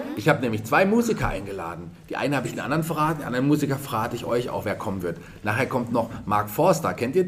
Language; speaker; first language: German; native; German